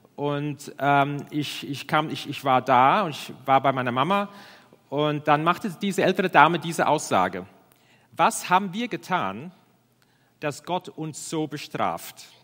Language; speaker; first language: German; non-native, fluent; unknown